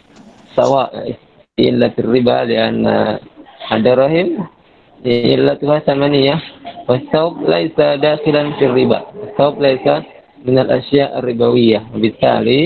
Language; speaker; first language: Arabic; non-native, fluent; Indonesian